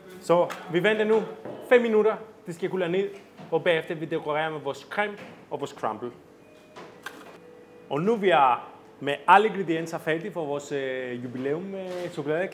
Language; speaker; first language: Danish; non-native, fluent; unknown